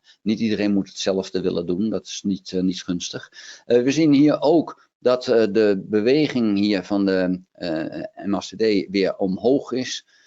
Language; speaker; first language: Dutch; native; Dutch